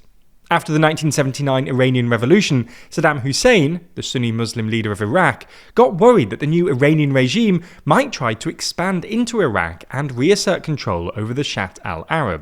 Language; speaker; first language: English; native; English